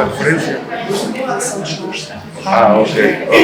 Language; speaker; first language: Portuguese; native; Portuguese